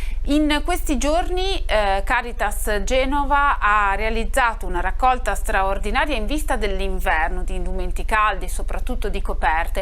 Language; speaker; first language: Italian; native; Italian